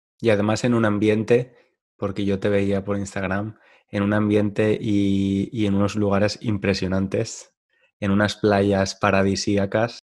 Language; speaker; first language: Spanish; native; Spanish